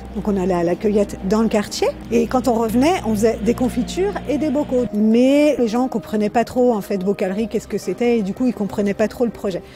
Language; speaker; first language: French; native; French